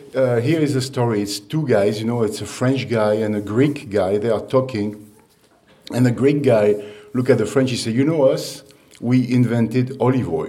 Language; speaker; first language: English; non-native, fluent; French